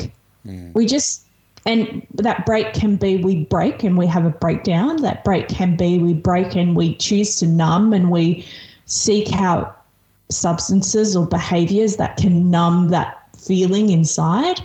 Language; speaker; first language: English; early bilingual, other home language; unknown